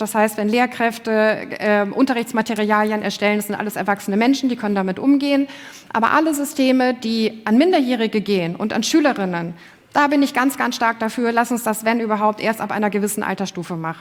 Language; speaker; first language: German; native; German